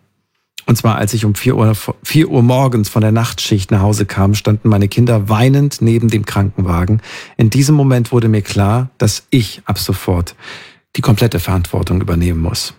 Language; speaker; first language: German; native; German